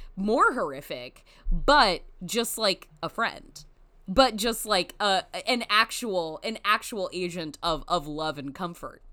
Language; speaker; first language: English; native; English